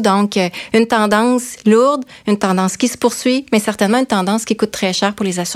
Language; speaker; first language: French; native; French